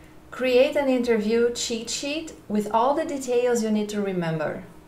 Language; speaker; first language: English; non-native, fluent; Portuguese